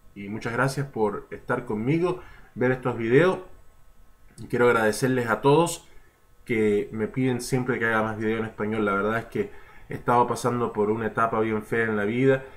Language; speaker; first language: Spanish; early bilingual, heritage; Spanish